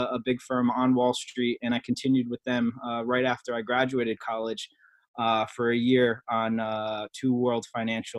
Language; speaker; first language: English; native; English